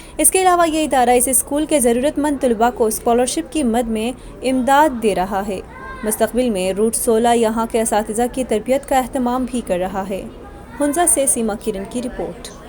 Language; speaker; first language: Urdu; non-native, local second language; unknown